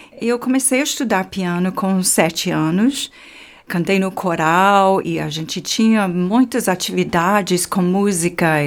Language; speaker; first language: Portuguese; non-native, fluent; English